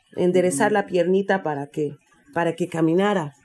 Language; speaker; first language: Spanish; non-native, fluent; English